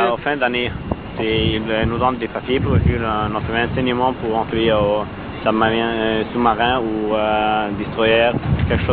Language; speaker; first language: French; non-native, learner; Arabic